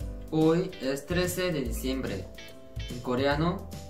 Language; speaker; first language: Spanish; non-native, fluent; Korean